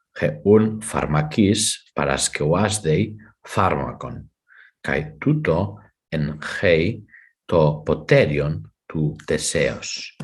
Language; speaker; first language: Greek; non-native, fluent; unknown